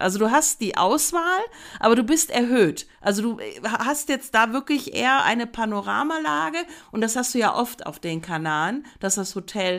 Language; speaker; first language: German; native; German